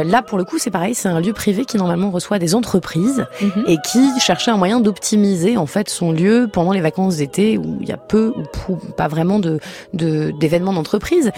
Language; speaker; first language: French; native; French